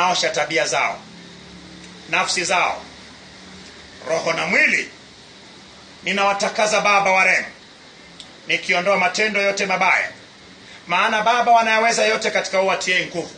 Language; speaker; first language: Swahili; non-native, local second language; Luo (Kenya and Tanzania)